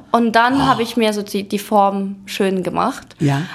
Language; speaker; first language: German; early bilingual, other home language; Ukrainian